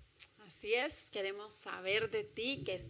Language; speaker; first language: Spanish; native; Spanish